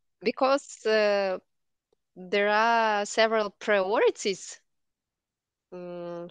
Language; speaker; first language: English; non-native, learner; Russian